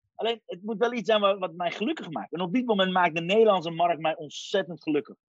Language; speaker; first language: Dutch; early bilingual, other home language; Persian